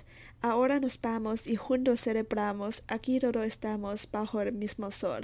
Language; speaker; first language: Spanish; non-native, learner; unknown